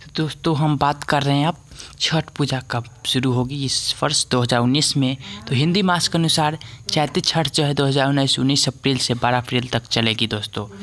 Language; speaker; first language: Hindi; native; Hindi